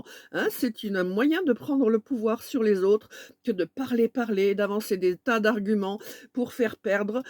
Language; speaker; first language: French; native; French